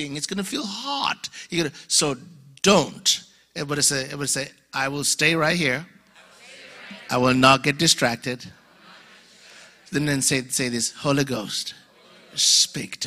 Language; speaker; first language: English; non-native, local second language; Ganda